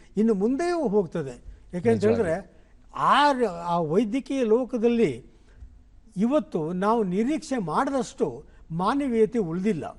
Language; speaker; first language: Kannada; non-native, local second language; Konkani